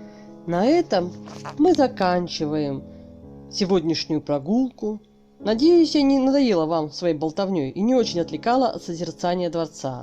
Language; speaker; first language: Russian; native; Russian